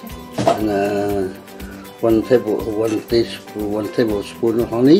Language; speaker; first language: English; non-native, learner; Vietnamese